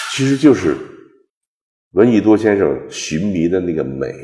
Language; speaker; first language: Chinese; native; Chinese